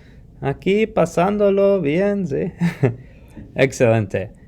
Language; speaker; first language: Spanish; non-native, fluent; English